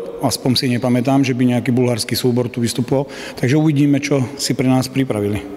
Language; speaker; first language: Slovak; native; Slovak